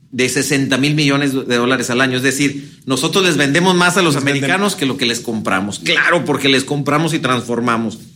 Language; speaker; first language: Spanish; native; Spanish